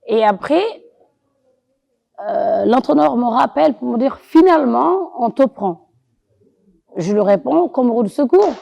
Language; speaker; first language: French; non-native, local second language; Wolof